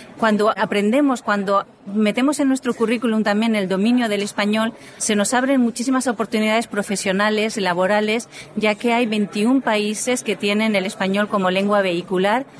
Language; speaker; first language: Spanish; native; Spanish